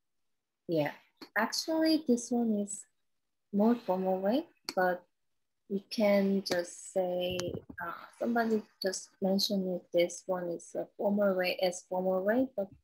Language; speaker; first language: English; non-native, learner; Korean